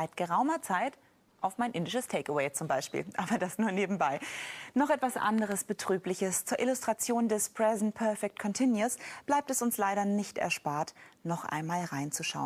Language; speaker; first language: German; native; German